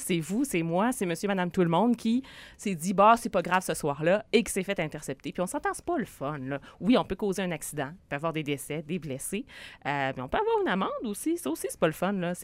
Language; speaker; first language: French; native; French